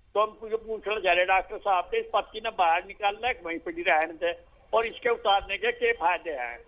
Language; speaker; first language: Hindi; native; Hindi